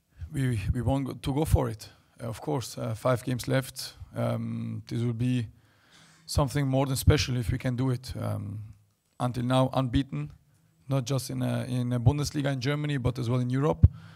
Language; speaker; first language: English; non-native, fluent; Albanian